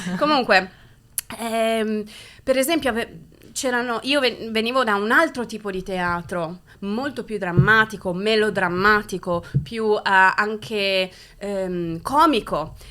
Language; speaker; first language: Italian; native; Italian